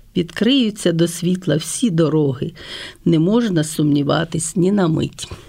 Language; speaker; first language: Ukrainian; non-native, local second language; Russian